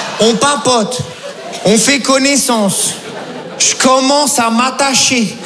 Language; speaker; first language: French; native; French